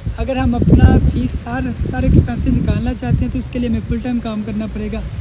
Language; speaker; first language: Hindi; non-native, local second language; Punjabi